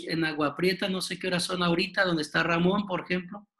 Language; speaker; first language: Spanish; native; Spanish